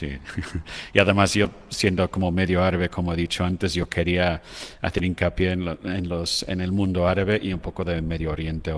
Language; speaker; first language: Spanish; non-native, fluent; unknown